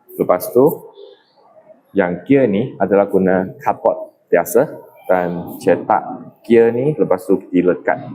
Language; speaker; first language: Malay; non-native, local second language; Chinese